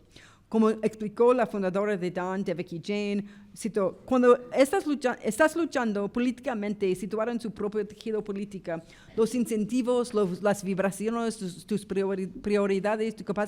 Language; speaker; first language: Spanish; non-native, fluent; English